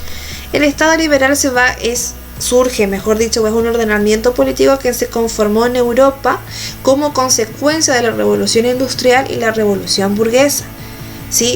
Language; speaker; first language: Spanish; native; Spanish